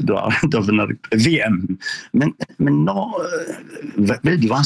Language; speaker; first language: Norwegian; non-native, fluent; Arabic